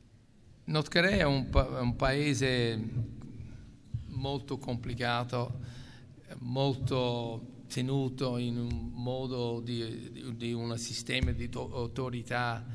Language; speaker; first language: Italian; non-native, local second language; English